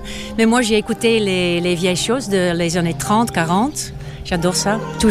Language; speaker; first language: French; non-native, fluent; Dutch